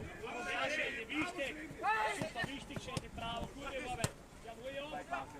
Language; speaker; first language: German; native; German